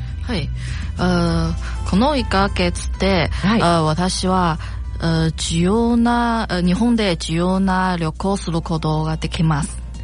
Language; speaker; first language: Japanese; non-native, learner; Chinese